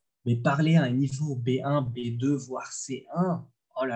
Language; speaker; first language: French; non-native, local second language; Arabic